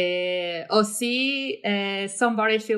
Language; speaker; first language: French; non-native, fluent; Spanish